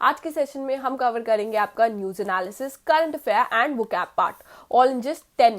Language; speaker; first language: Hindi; native; Hindi